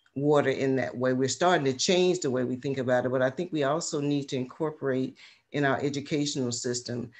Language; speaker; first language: English; native; English